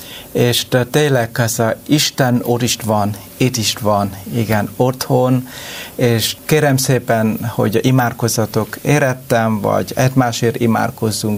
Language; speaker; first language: Hungarian; non-native, learner; Vietnamese